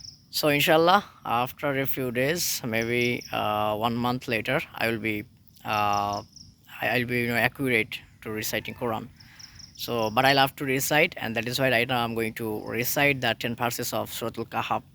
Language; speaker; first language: English; non-native, local second language; Bangla